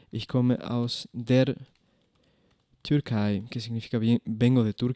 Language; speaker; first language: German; non-native, fluent; Spanish